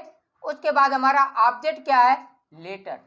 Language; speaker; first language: Hindi; native; Hindi